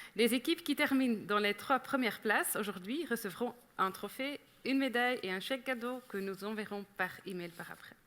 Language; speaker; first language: French; non-native, local second language; Dutch